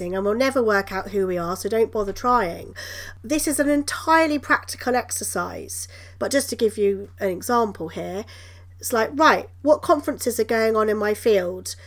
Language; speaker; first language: English; native; English